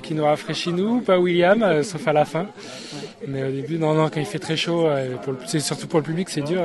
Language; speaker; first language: French; native; French